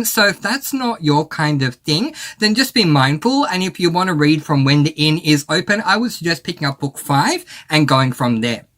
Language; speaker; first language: English; native; English